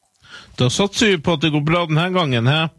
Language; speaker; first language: Norwegian; native; Norwegian